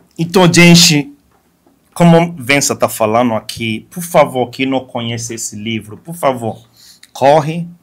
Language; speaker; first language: Portuguese; non-native, fluent; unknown